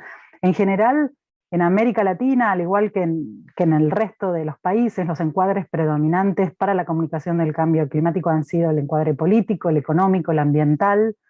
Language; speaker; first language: Spanish; native; Spanish